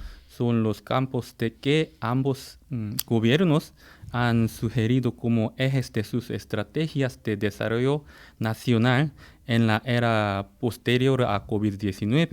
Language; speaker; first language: Spanish; non-native, fluent; Korean